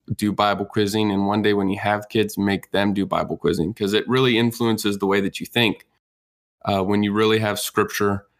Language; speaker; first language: English; native; English